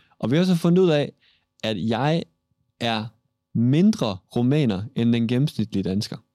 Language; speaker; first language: Danish; native; Danish